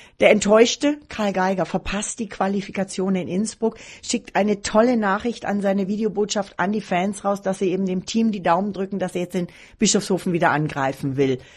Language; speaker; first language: German; native; German